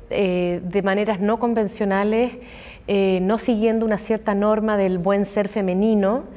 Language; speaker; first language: Spanish; native; Spanish